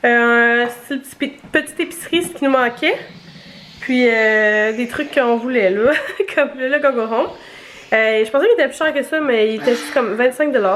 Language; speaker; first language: French; native; French